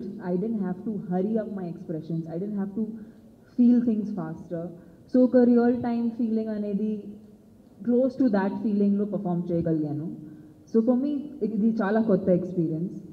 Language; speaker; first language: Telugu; non-native, fluent; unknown